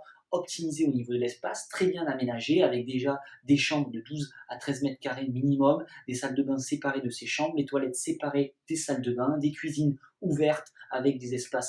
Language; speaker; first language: French; native; French